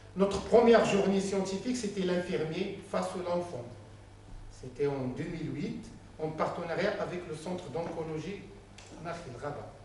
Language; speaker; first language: French; non-native, local second language; Arabic